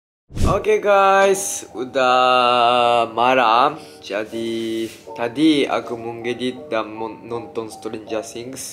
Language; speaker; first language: Indonesian; non-native, learner; Japanese